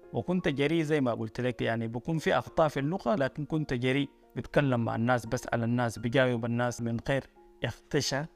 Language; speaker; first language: Arabic; native; Arabic